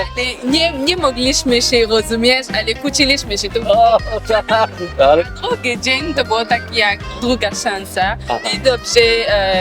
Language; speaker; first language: Polish; non-native, learner; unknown